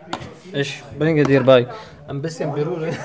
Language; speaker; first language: German; non-native, learner; Arabic